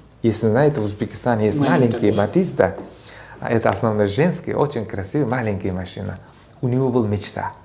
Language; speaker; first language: Russian; non-native, local second language; Uzbek